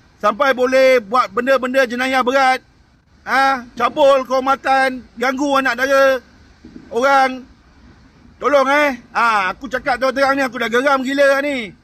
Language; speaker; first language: Malay; native; Malay